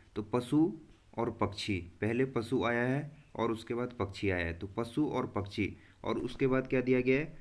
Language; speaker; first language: Hindi; native; Hindi